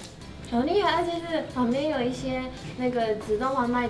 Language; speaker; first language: Chinese; non-native, fluent; Japanese